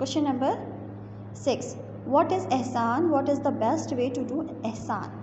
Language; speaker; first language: English; non-native, local second language; Urdu